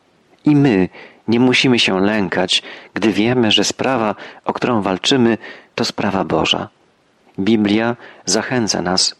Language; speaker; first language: Polish; native; Polish